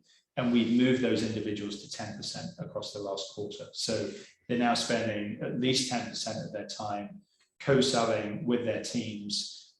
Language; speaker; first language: English; native; English